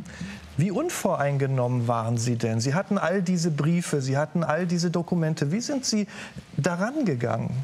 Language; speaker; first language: German; native; German